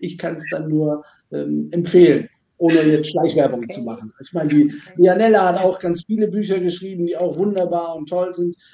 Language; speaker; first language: German; native; German